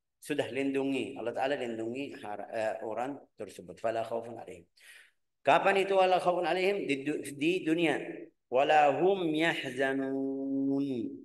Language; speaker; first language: Malay; non-native, fluent; Arabic